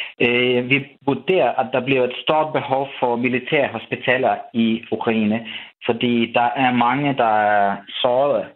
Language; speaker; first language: Danish; non-native, fluent; Ukrainian